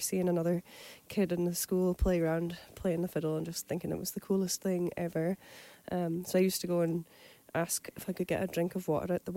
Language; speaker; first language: English; native; English